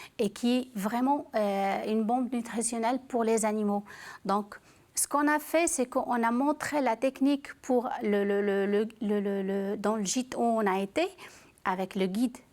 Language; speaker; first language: French; non-native, local second language; Arabic